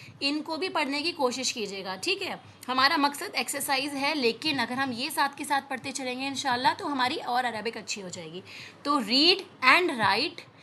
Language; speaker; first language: Urdu; native; Urdu